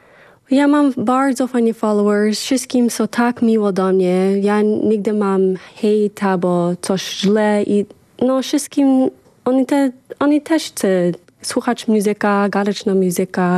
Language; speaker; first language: Polish; early bilingual, heritage; English